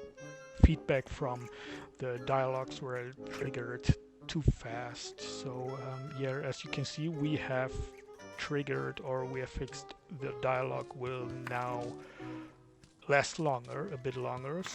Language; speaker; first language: English; non-native, fluent; German